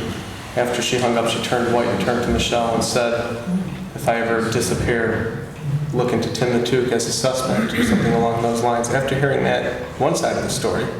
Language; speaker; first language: English; native; English